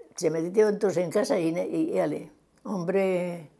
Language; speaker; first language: Spanish; native; Spanish